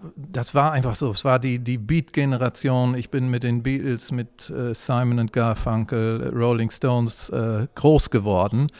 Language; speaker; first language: German; native; German